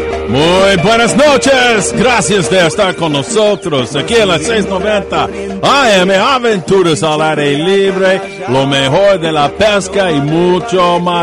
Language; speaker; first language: Spanish; non-native, fluent; English